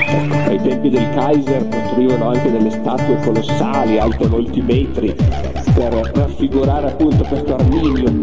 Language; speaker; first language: Italian; native; Italian